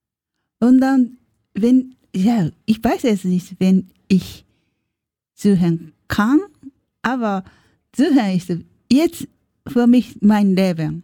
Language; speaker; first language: German; non-native, learner; Japanese